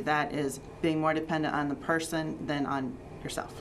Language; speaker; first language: English; native; English